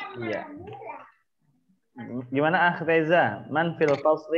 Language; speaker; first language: Indonesian; native; Indonesian